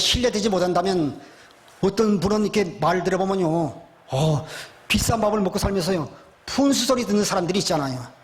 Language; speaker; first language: Korean; native; Korean